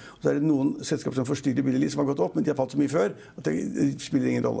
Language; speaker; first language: Norwegian; native; Norwegian